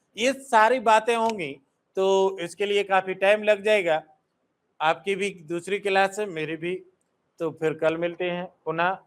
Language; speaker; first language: Hindi; native; Hindi